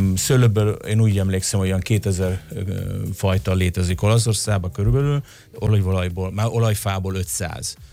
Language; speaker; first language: Hungarian; early bilingual, other home language; Italian